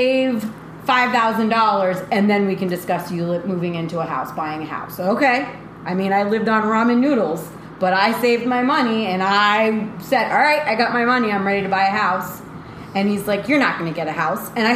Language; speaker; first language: English; native; English